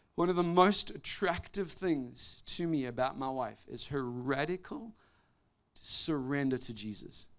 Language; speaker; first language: English; native; English